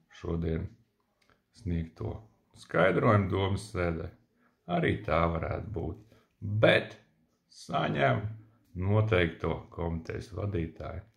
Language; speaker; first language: Latvian; native; Latvian